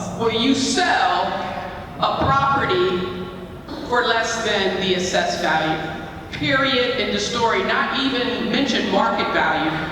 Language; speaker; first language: English; native; English